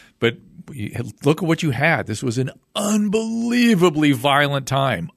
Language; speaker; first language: English; native; English